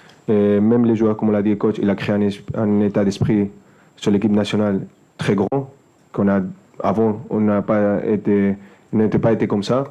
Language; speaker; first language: French; non-native, fluent; Spanish